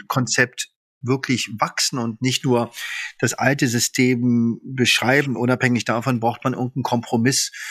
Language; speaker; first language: German; early bilingual, other home language; Arabic